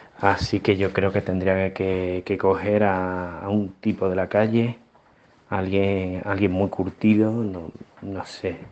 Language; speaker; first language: Spanish; native; Spanish